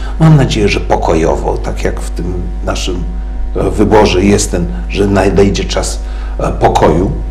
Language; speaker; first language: Polish; early bilingual, heritage; Polish